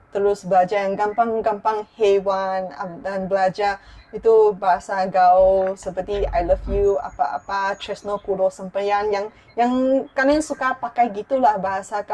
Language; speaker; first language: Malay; non-native, local second language; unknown